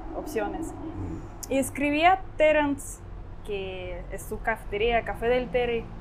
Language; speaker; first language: Spanish; non-native, fluent; Ukrainian